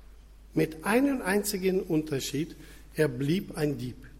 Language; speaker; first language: German; non-native, fluent; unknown